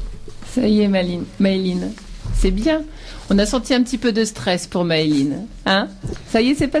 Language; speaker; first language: French; native; French